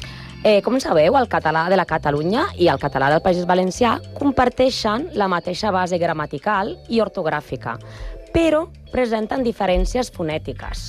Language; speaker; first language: Catalan; non-native, learner; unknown